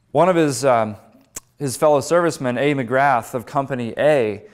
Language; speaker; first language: English; native; English